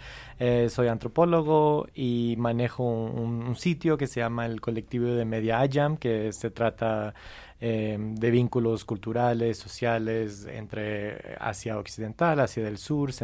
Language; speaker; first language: Spanish; non-native, fluent; English